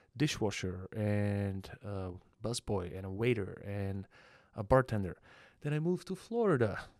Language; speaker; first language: English; non-native, fluent; Bulgarian